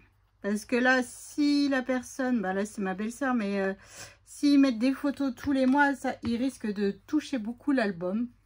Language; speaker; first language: French; native; French